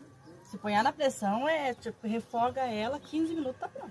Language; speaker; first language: Portuguese; native; Portuguese